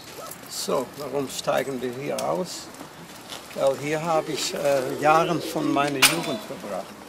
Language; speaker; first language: German; non-native, fluent; Dutch